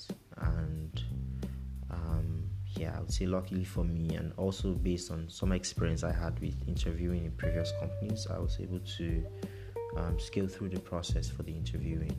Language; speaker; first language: English; non-native, local second language; Yoruba